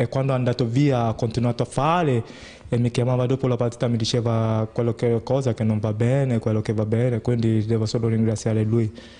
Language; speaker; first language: Italian; non-native, fluent; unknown